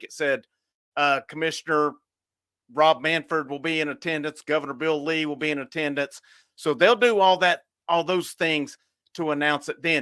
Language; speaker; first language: English; native; English